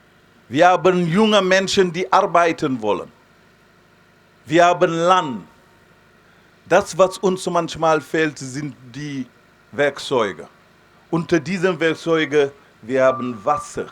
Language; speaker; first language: German; non-native, fluent; Wolof